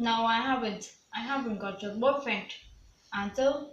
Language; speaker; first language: English; non-native, learner; Vietnamese